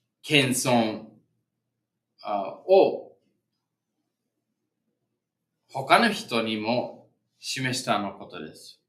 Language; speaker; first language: Japanese; non-native, fluent; English